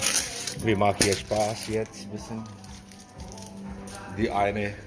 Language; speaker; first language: German; non-native, learner; Urdu